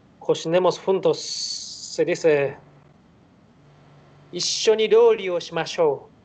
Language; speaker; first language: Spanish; non-native, learner; Japanese